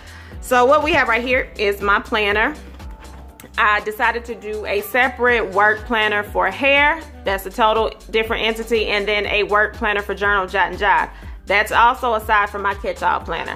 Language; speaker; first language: English; native; English